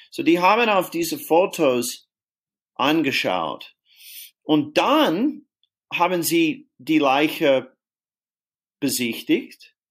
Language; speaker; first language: German; non-native, fluent; English